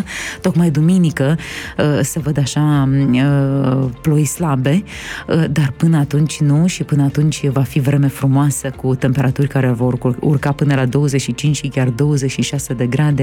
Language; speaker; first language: Romanian; native; Romanian